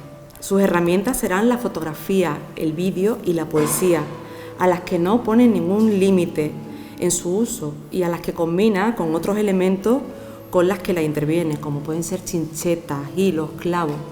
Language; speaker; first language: Spanish; native; Spanish